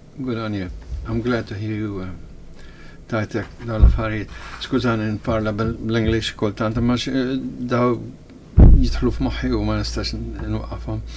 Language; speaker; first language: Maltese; early bilingual, heritage; Maltese